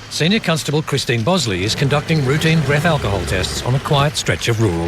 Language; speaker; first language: English; native; English